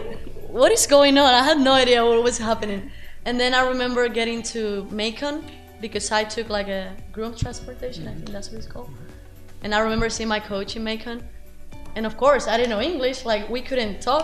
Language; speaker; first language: English; non-native, fluent; Spanish